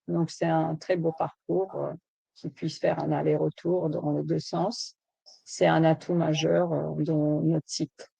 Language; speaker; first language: French; native; French